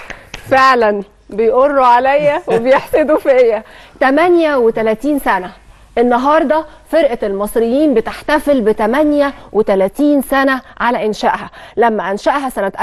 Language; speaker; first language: Arabic; native; Arabic